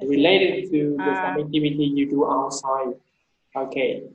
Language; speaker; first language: English; non-native, fluent; Vietnamese